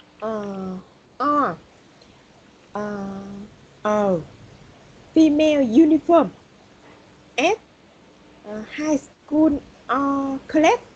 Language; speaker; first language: English; non-native, learner; Vietnamese